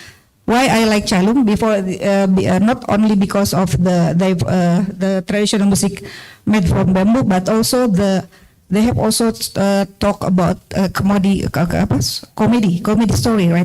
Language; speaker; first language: English; non-native, learner; Indonesian